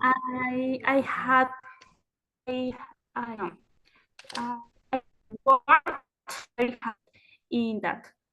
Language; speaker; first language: English; non-native, learner; Spanish